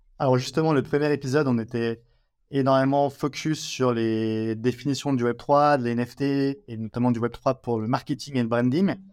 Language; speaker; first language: French; native; French